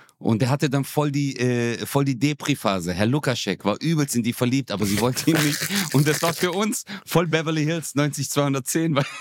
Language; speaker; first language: German; early bilingual, other home language; Turkish